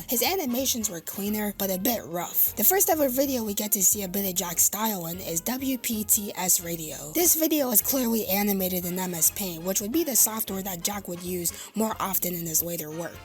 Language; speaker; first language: English; native; English